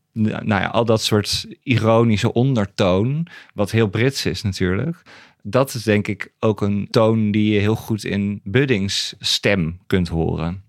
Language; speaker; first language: Dutch; native; Dutch